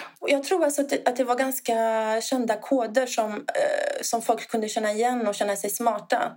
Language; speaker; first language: Swedish; non-native, fluent; Italian